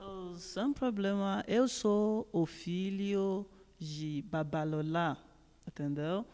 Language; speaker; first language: Portuguese; non-native, learner; Yoruba